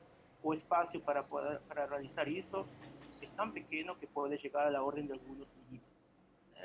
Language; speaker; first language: Portuguese; non-native, fluent; Spanish